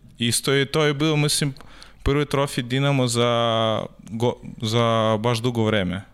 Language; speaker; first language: Serbian; non-native, learner; Russian